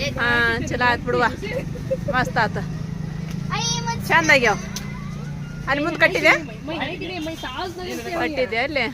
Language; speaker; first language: Kannada; non-native, local second language; Urdu